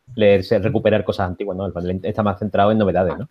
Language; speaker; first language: Spanish; native; Spanish